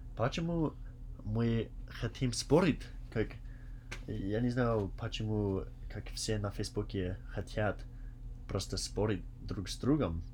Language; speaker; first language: Russian; non-native, learner; English